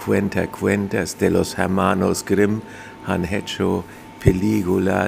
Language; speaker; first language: Spanish; non-native, fluent; German